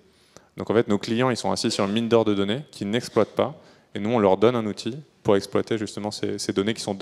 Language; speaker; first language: French; native; French